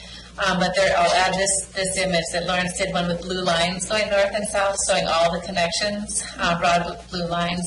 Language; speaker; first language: English; native; English